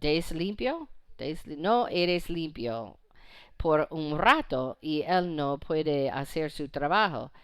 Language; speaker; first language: Spanish; non-native, fluent; English